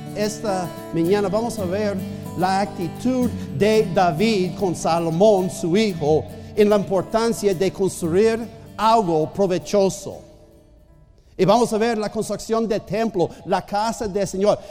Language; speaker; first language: Spanish; non-native, fluent; English